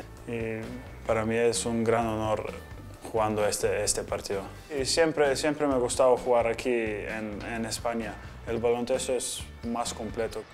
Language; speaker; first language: Spanish; non-native, fluent; Bulgarian